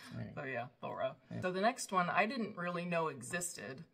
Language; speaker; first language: English; native; English